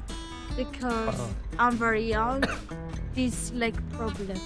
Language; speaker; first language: English; non-native, learner; Georgian